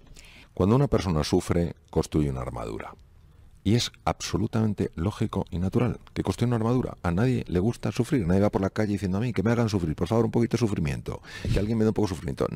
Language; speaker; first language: Spanish; native; Spanish